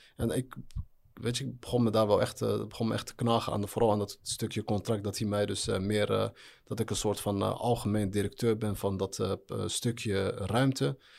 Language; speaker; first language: Dutch; early bilingual, other home language; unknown